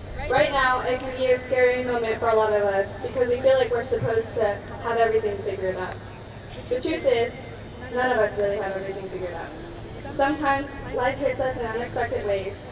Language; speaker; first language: English; early bilingual, other home language; Spanish